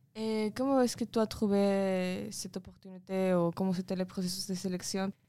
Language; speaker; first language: French; non-native, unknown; Spanish